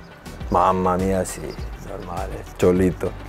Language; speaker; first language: Italian; non-native, learner; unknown